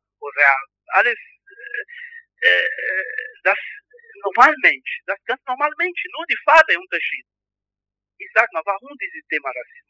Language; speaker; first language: German; non-native, learner; Portuguese